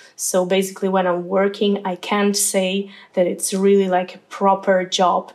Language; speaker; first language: English; non-native, fluent; Ukrainian